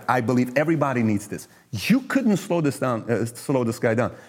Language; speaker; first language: English; early bilingual, other home language; Persian